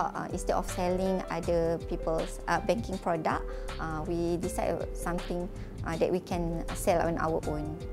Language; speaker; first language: English; non-native, local second language; Malay